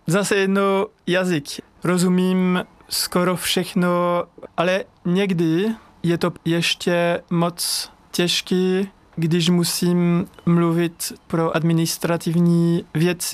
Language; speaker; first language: Czech; non-native, learner; French